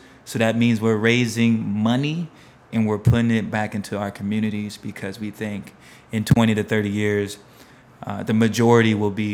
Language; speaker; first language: English; native; English